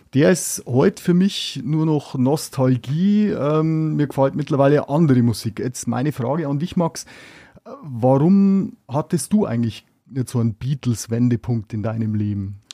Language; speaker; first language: German; native; German